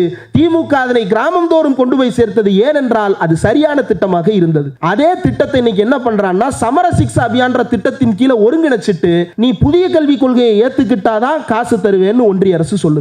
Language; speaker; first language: Tamil; native; Tamil